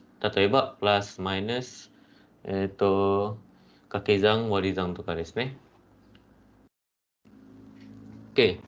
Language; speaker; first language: Japanese; non-native, fluent; Malay